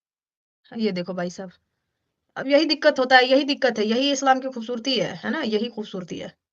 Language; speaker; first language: Hindi; native; Hindi